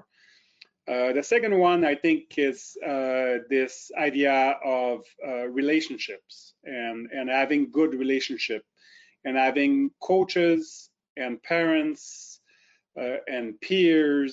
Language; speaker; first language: English; non-native, fluent; French